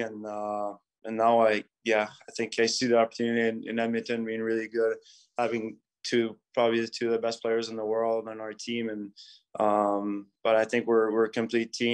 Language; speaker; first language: English; non-native, fluent; French